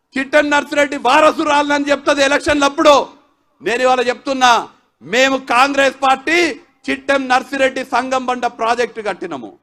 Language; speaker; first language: Telugu; native; Telugu